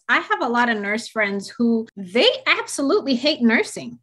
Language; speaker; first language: English; non-native, local second language; Ganda